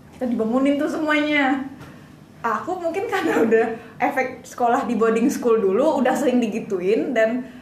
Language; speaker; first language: Indonesian; non-native, local second language; Minangkabau